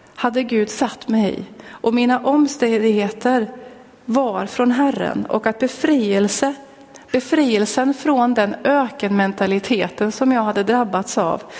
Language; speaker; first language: Swedish; native; Swedish